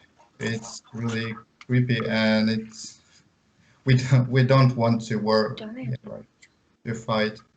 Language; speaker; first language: English; non-native, learner; Ukrainian